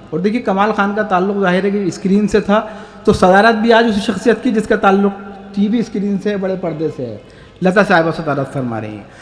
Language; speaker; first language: Urdu; native; Urdu